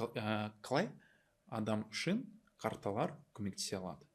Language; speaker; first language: Kazakh; non-native, learner; Russian